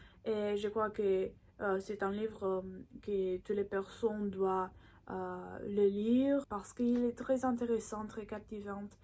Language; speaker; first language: French; non-native, learner; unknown